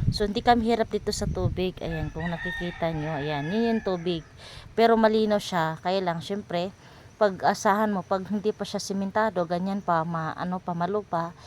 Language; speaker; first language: Filipino; non-native, local second language; Cebuano